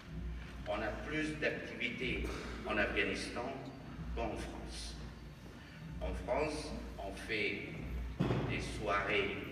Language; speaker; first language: French; non-native, fluent; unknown